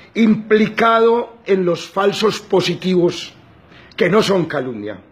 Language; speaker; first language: Spanish; native; Spanish